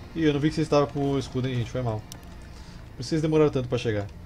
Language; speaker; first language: Portuguese; native; Portuguese